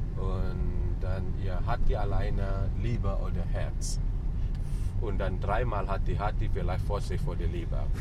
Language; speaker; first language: German; non-native, fluent; Indonesian